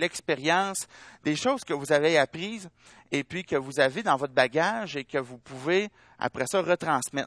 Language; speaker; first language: French; native; French